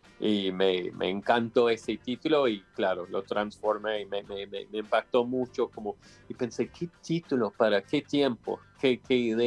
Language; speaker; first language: Spanish; non-native, fluent; English